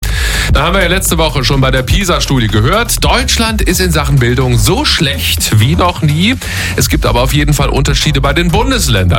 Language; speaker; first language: German; native; German